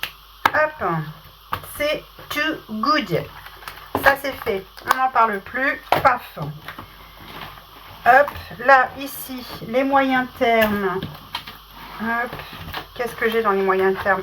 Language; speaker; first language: French; native; French